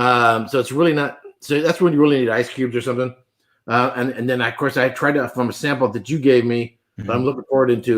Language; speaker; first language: English; native; English